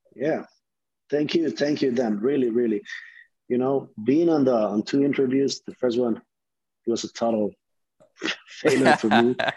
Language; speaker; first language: English; non-native, fluent; Spanish